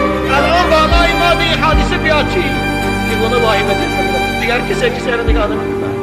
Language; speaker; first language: Persian; native; Persian